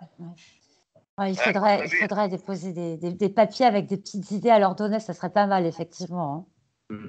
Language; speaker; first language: French; native; French